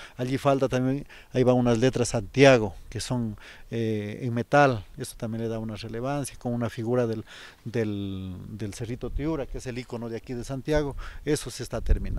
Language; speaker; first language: Spanish; native; Spanish